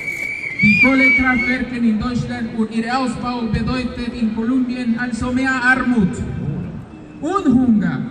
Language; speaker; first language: German; non-native, fluent; Spanish